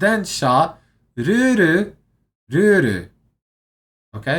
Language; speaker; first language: Japanese; non-native, learner; English